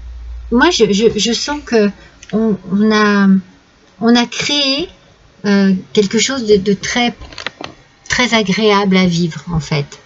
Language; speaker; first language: French; native; French